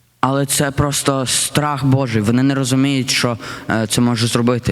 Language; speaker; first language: Ukrainian; early bilingual, heritage; Ukrainian